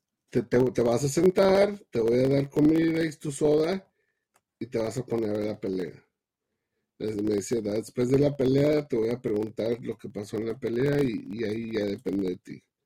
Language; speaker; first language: Spanish; early bilingual, heritage; Spanish